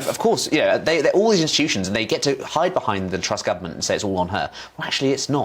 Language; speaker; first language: English; native; English